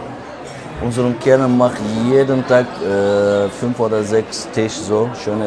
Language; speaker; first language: German; non-native, learner; Turkish